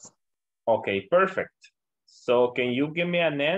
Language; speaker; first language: English; non-native, learner; Spanish